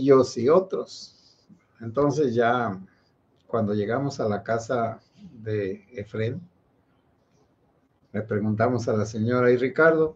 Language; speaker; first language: Spanish; native; Spanish